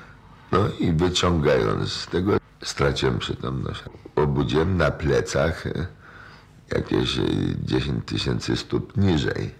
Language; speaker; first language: Polish; native; Polish